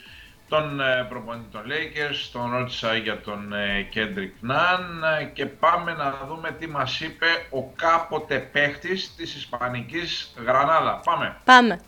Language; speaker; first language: Greek; native; Greek